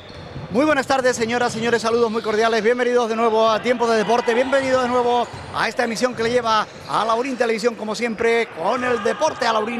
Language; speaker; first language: Spanish; native; Spanish